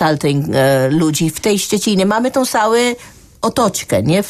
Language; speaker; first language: Polish; non-native, fluent; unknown